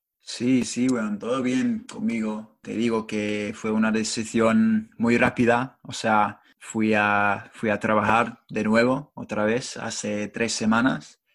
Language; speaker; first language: Spanish; non-native, fluent; English